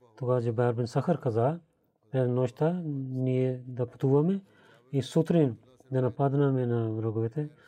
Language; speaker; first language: Bulgarian; non-native, fluent; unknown